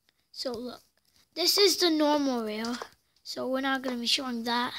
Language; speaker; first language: English; native; English